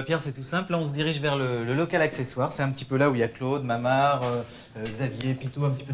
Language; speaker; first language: French; native; French